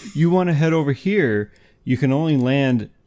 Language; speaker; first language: English; native; English